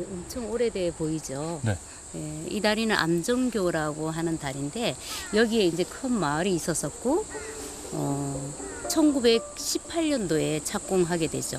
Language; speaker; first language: Korean; native; Korean